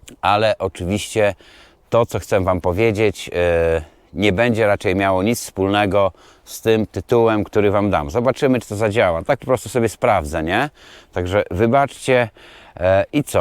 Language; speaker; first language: Polish; native; Polish